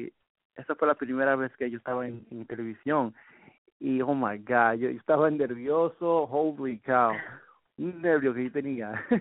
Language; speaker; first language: Spanish; early bilingual, heritage; Spanish